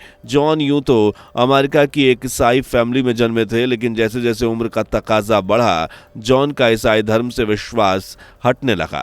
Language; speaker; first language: Hindi; native; Hindi